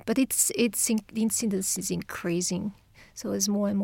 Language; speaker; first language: English; non-native, fluent; French